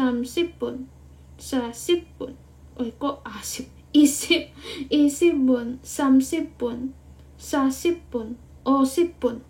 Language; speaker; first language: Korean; non-native, fluent; Indonesian